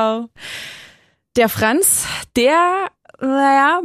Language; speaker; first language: German; native; German